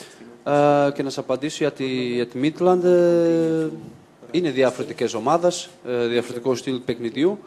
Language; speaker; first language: Greek; non-native, fluent; Portuguese